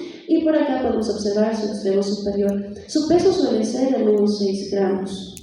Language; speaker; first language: Spanish; native; Spanish